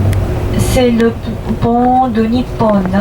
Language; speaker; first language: French; non-native, fluent; Japanese